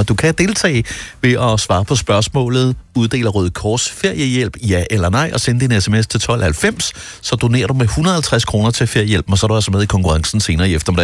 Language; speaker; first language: Danish; native; Danish